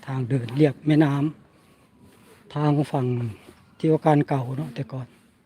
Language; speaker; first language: Thai; non-native, local second language; Northeastern Thai